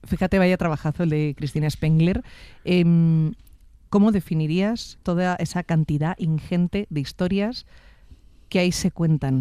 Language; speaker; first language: Spanish; native; Spanish